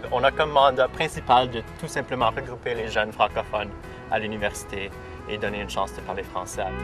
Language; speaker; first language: French; native; French